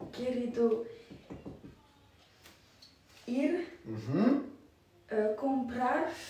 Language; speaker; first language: Spanish; non-native, learner; French